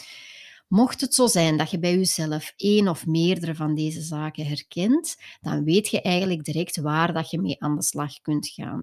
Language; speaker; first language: Dutch; native; Dutch